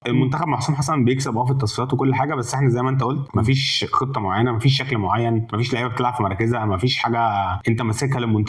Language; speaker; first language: Arabic; native; Arabic